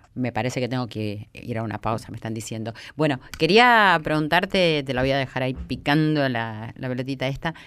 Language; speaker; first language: Spanish; native; Spanish